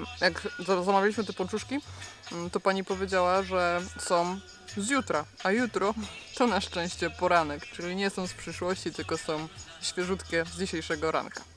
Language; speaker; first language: Polish; native; Polish